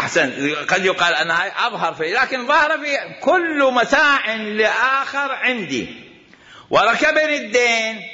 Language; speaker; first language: Arabic; native; Arabic